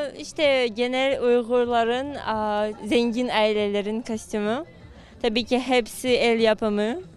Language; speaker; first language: Turkish; non-native, fluent; Uyghur